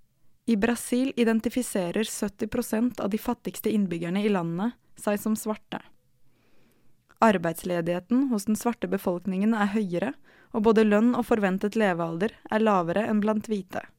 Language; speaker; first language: Norwegian; native; Norwegian